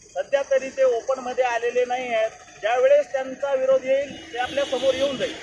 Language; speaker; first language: Marathi; non-native, local second language; Lambadi